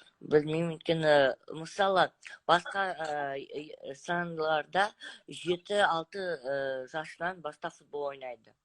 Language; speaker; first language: Kazakh; non-native, local second language; Russian